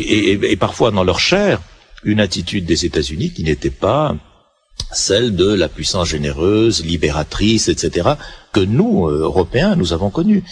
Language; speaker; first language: French; native; French